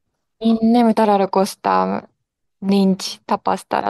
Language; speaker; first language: Hungarian; non-native, fluent; Japanese